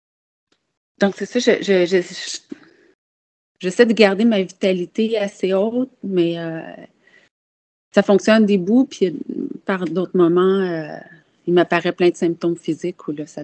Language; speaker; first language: French; native; French